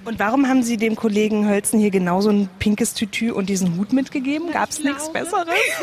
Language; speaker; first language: German; native; German